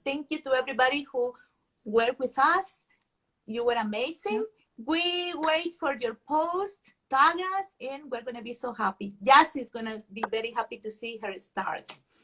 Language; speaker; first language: English; non-native, fluent; Spanish